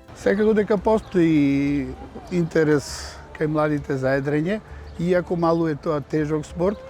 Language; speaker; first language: Macedonian; native; Macedonian